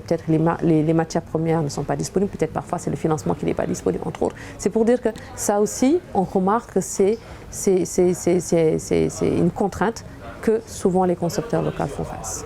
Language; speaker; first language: French; non-native, local second language; Wolof